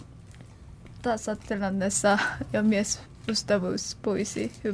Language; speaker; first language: Finnish; non-native, learner; Korean